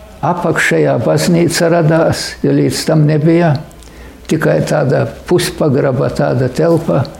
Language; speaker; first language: Latvian; native; Latvian